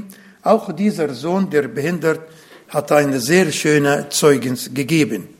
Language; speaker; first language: German; non-native, learner; Arabic